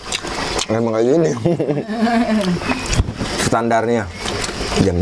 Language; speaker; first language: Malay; non-native, local second language; Sundanese